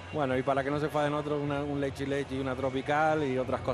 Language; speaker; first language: Spanish; native; Spanish